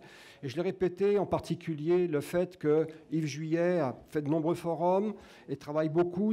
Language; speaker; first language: French; native; French